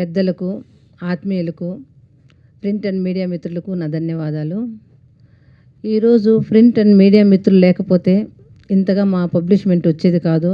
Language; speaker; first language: Telugu; native; Telugu